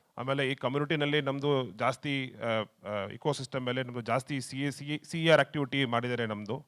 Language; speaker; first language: Kannada; non-native, learner; Tamil